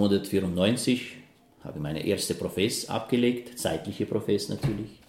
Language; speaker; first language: German; non-native, fluent; Russian